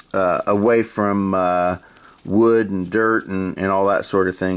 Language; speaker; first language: English; native; English